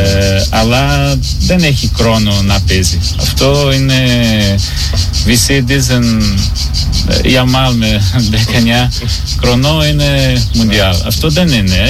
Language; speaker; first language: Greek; non-native, learner; Portuguese